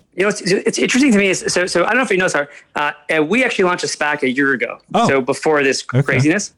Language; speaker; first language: English; native; English